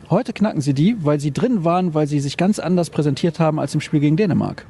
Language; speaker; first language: German; native; German